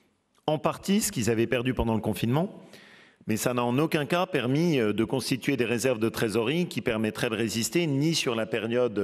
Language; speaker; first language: French; native; French